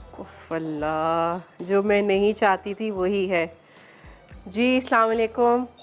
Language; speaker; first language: Urdu; native; Urdu